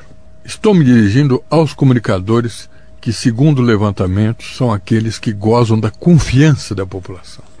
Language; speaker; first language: Portuguese; native; Portuguese